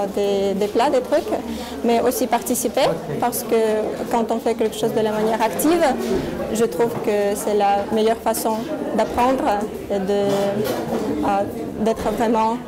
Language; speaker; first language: French; non-native, fluent; Russian